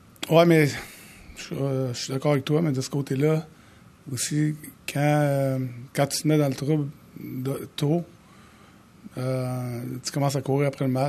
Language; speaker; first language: French; native; French